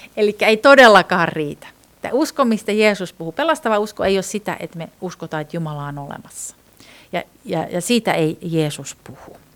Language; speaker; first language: Finnish; non-native, fluent; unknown